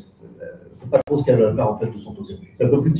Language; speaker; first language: French; native; French